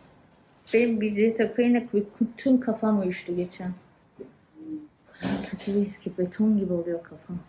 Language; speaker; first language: Turkish; native; Turkish